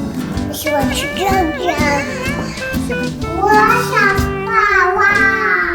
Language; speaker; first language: Chinese; early bilingual, heritage; Chinese